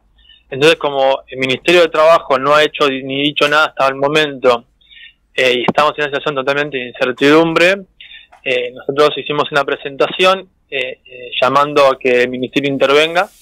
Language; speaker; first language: Spanish; native; Spanish